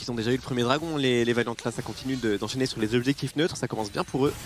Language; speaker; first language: French; native; French